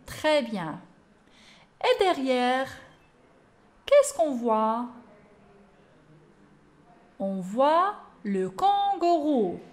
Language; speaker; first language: French; non-native, local second language; Arabic